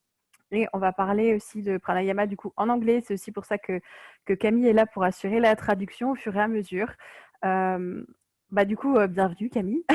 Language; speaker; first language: French; native; French